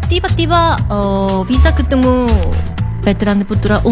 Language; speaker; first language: Indonesian; non-native, learner; Korean